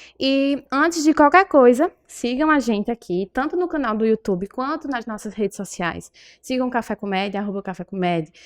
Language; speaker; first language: Portuguese; native; Portuguese